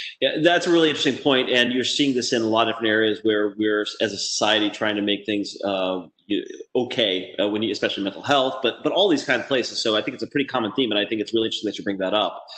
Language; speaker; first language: English; native; English